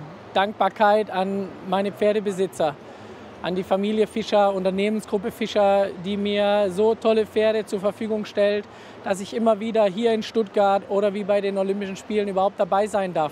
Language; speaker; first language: German; native; German